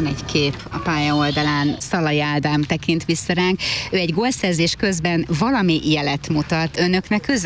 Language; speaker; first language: Hungarian; native; Hungarian